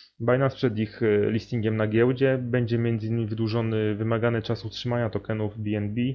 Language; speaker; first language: Polish; native; Polish